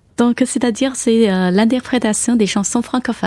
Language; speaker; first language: French; non-native, fluent; Chinese